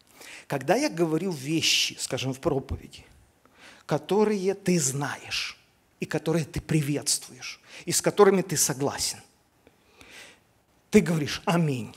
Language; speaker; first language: Russian; native; Russian